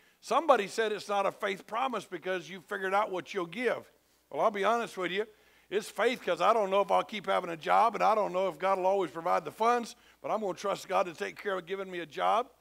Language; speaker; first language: English; native; English